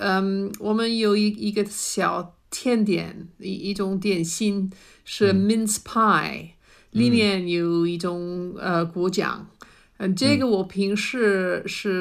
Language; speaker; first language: Chinese; non-native, fluent; English